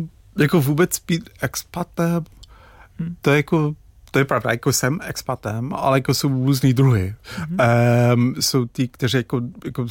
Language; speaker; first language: Czech; non-native, fluent; English